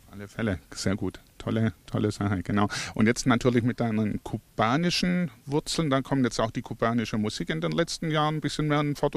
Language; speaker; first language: German; native; German